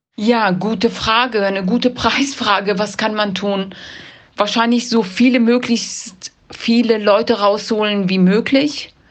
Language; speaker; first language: German; early bilingual, other home language; Persian